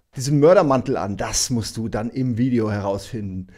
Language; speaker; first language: German; native; German